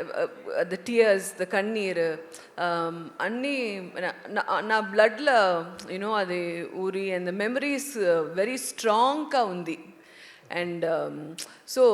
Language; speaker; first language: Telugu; non-native, learner; Tamil